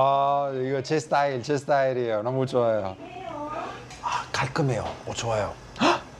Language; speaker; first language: Korean; non-native, fluent; Italian